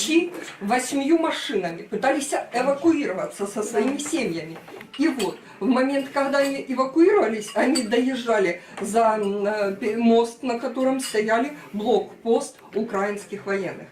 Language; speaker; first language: Russian; native; Russian